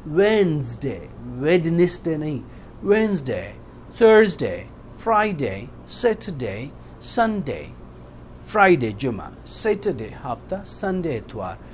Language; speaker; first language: Urdu; native; Urdu